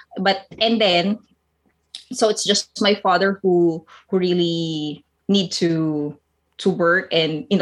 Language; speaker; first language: English; non-native, local second language; Filipino